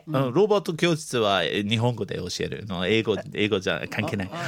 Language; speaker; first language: Japanese; non-native, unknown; English